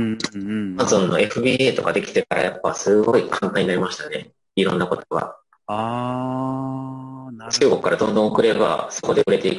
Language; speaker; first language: Japanese; native; Japanese